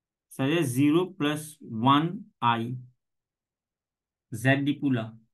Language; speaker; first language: French; non-native, local second language; Morisyen